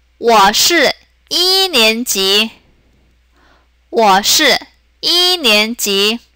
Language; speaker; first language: Chinese; non-native, fluent; Korean